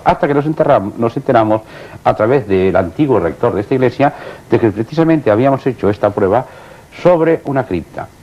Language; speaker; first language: Spanish; native; Spanish